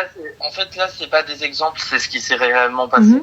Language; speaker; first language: French; native; French